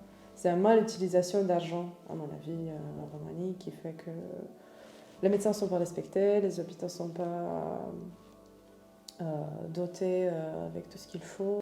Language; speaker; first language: French; non-native, fluent; Romanian